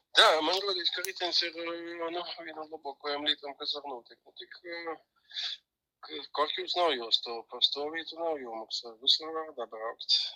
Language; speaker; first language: Latvian; native; Latvian